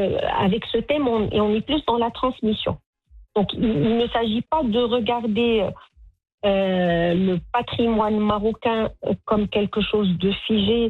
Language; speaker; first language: French; non-native, local second language; Arabic